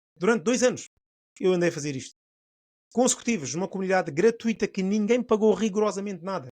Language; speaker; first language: Portuguese; non-native, local second language; Upper Guinea Crioulo